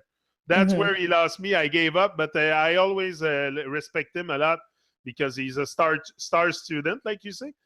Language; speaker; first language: English; non-native, fluent; French